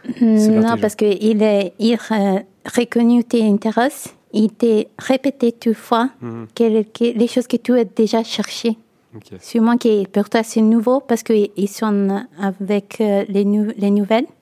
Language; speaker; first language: French; non-native, learner; Italian